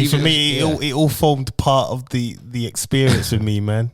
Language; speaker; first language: English; native; English